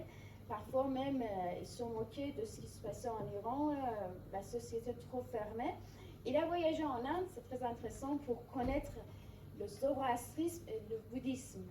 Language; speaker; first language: French; non-native, fluent; Persian